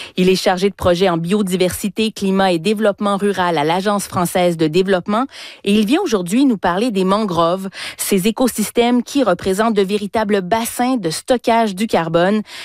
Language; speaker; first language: French; native; French